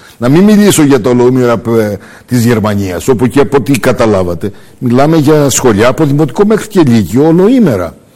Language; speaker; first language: Greek; early bilingual, heritage; Greek